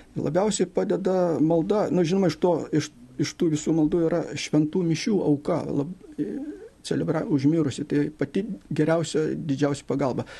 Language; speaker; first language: Lithuanian; native; Lithuanian